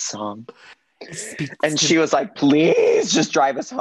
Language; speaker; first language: English; native; English